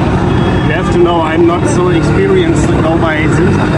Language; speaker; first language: English; non-native, fluent; German